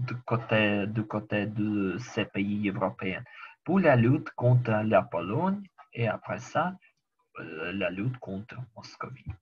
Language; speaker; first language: French; non-native, learner; Ukrainian